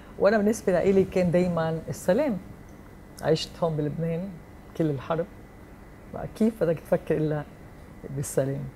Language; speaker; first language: Arabic; early bilingual, heritage; Arabic